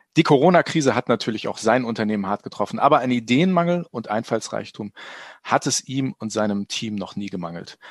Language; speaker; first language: German; native; German